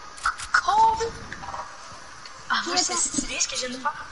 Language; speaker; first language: French; native; French